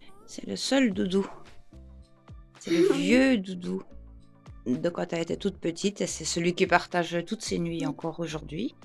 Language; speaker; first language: French; native; French